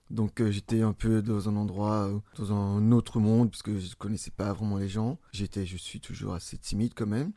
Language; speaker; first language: French; early bilingual, other home language; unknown